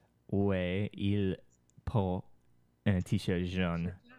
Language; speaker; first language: French; non-native, learner; English